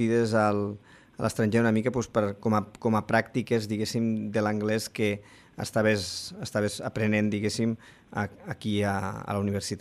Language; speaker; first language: Catalan; native; Catalan